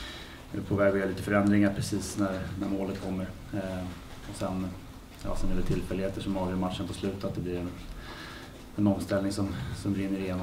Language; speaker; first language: Swedish; native; Swedish